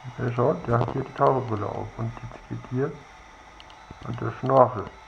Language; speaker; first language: German; native; German